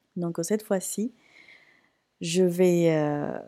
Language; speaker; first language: French; non-native, fluent; Spanish